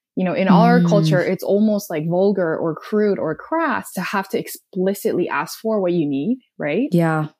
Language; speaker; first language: English; non-native, fluent; Korean